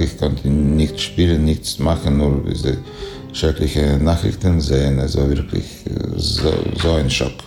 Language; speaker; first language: German; non-native, learner; Ukrainian